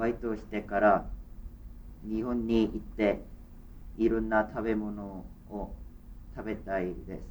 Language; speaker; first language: Japanese; non-native, learner; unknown